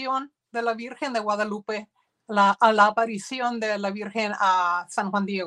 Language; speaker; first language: Spanish; early bilingual, heritage; Spanish